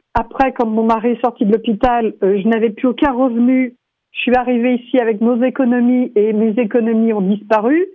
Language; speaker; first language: French; native; French